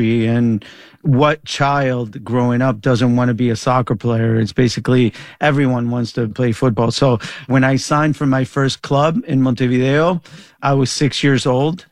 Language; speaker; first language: English; early bilingual, other home language; Spanish